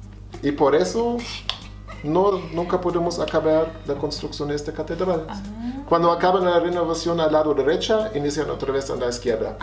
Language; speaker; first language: Spanish; non-native, fluent; German